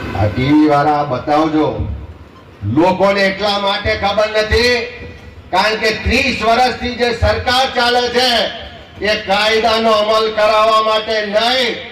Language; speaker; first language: Gujarati; native; Gujarati